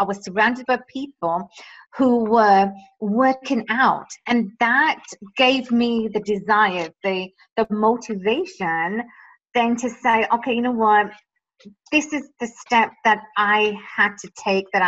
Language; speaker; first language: English; native; English